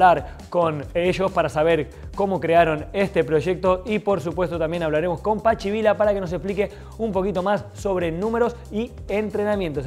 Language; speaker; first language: Spanish; native; Spanish